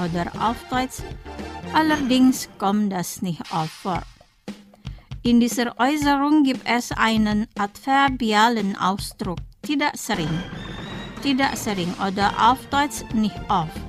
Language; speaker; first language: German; non-native, fluent; Indonesian